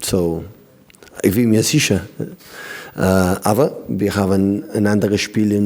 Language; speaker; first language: German; non-native, learner; Catalan